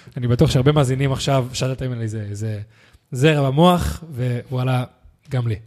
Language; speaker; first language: Hebrew; non-native, fluent; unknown